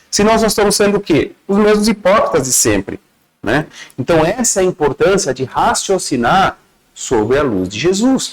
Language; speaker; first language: Portuguese; native; Portuguese